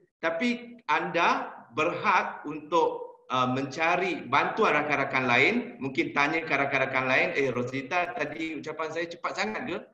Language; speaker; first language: Malay; non-native, local second language; Chinese